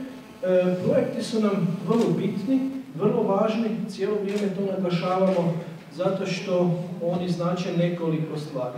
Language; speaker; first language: Croatian; native; Croatian